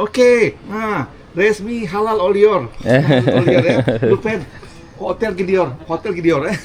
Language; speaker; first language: Turkish; non-native, learner; Indonesian